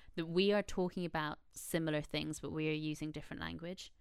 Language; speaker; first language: English; native; English